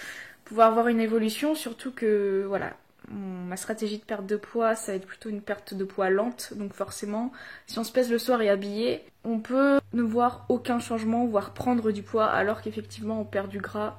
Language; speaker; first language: French; native; French